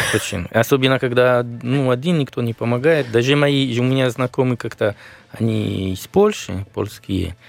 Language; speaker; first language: Russian; non-native, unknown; French